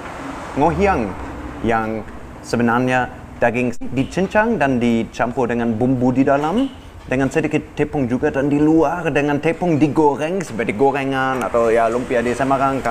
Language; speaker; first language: Indonesian; non-native, fluent; German